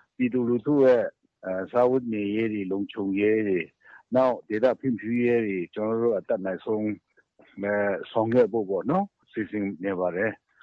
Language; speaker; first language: Burmese; non-native, local second language; Kachin